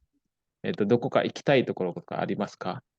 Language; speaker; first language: Japanese; non-native, fluent; Indonesian